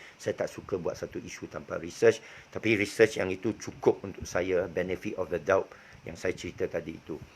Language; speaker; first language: Malay; non-native, local second language; Chinese